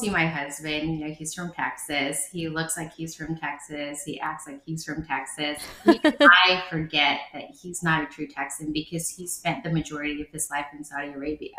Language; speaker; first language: English; early bilingual, other home language; Vietnamese